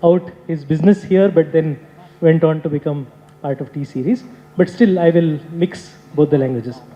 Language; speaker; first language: English; non-native, local second language; Kannada